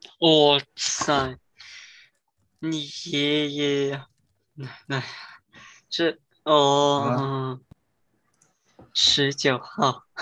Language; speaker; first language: Chinese; early bilingual, heritage; Chinese